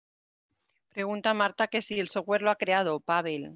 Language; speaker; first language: Spanish; native; Spanish